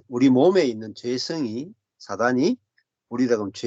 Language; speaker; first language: Korean; native; Korean